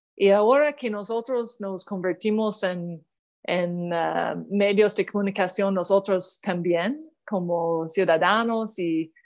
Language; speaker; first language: Spanish; non-native, fluent; English